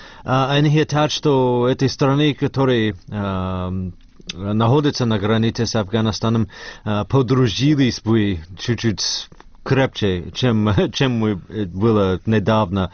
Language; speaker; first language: Russian; non-native, fluent; English